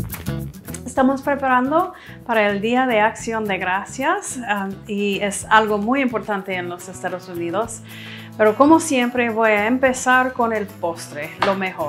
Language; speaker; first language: Spanish; non-native, fluent; English